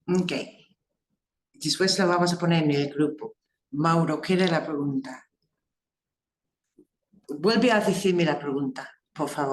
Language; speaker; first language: Spanish; non-native, fluent; English